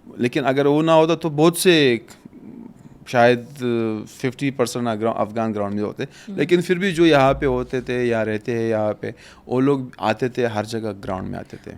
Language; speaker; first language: Urdu; non-native, fluent; Pashto